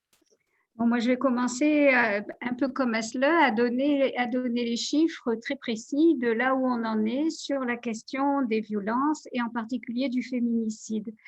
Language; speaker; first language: French; native; French